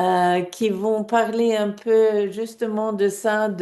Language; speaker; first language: French; non-native, fluent; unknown